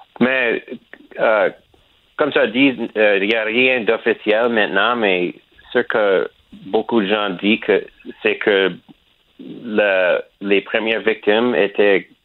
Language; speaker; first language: French; non-native, learner; English